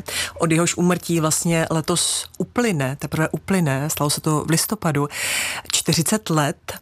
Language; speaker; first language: Czech; native; Czech